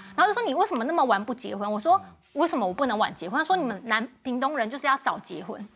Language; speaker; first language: Chinese; native; Chinese